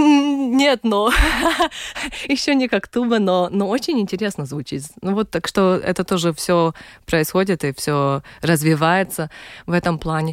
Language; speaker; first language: Russian; non-native, local second language; Latvian